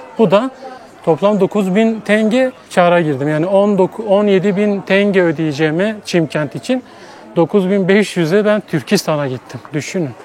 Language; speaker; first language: Turkish; native; Turkish